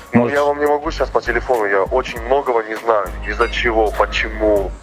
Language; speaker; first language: Russian; native; Russian